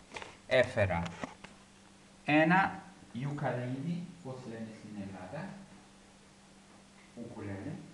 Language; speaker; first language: Greek; non-native, learner; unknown